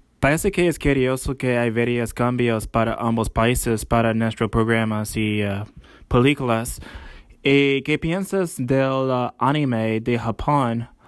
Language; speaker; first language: Spanish; non-native, learner; English